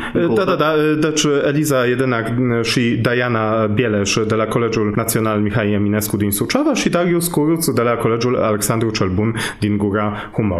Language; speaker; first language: Romanian; non-native, fluent; Polish